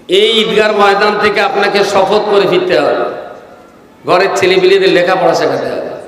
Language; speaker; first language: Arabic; non-native, fluent; Bangla